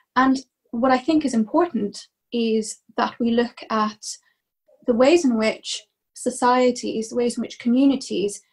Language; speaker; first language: English; native; English